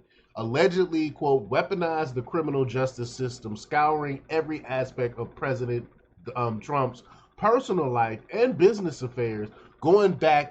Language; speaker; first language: English; native; English